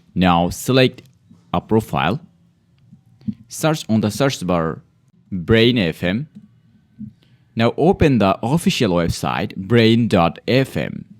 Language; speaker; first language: English; non-native, fluent; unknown